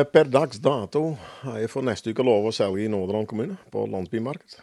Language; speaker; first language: Norwegian; non-native, fluent; Dutch